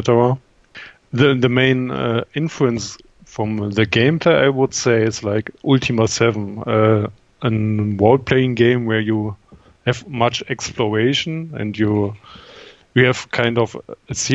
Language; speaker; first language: English; non-native, fluent; German